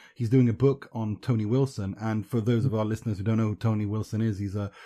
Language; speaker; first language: English; early bilingual, other home language; Persian